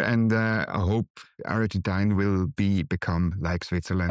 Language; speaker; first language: English; non-native, fluent; German